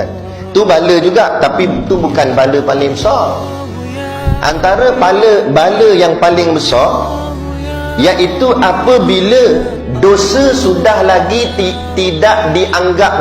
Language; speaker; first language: Malay; native; Malay